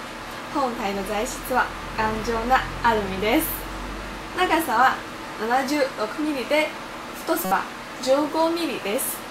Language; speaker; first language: Japanese; non-native, fluent; Chinese